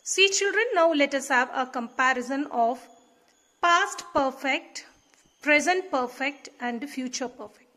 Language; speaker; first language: English; non-native, local second language; Tamil